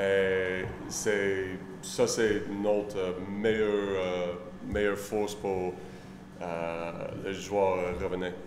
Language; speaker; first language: French; non-native, learner; English